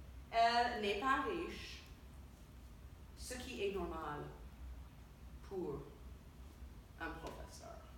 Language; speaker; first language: French; non-native, fluent; English